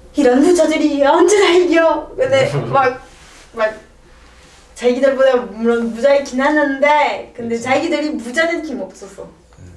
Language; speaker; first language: Korean; non-native, learner; French